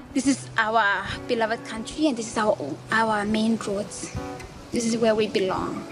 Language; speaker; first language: English; non-native, fluent; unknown